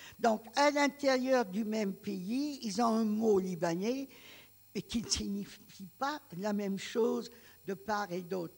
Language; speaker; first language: French; non-native, local second language; Greek